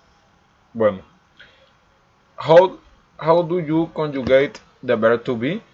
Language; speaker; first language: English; non-native, learner; Spanish